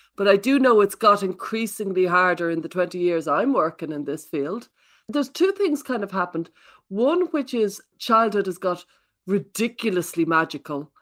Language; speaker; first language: English; native; English